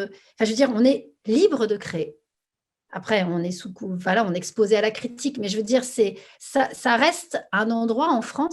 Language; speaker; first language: French; native; French